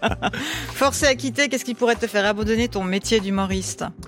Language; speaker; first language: French; native; French